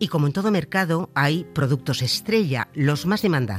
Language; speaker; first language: Spanish; native; Spanish